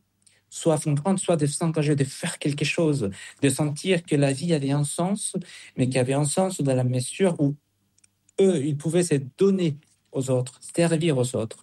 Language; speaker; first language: French; non-native, fluent; Spanish